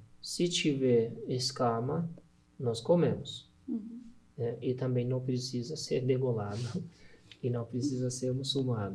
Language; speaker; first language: Portuguese; non-native, learner; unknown